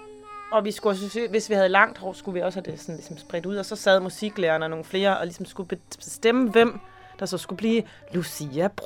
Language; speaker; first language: Danish; native; Danish